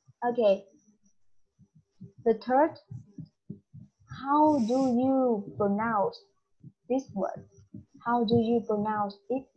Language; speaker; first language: English; non-native, learner; Vietnamese